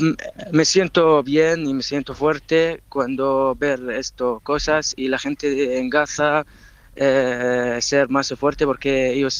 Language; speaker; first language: Spanish; non-native, learner; Arabic